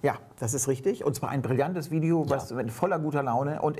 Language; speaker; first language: German; native; German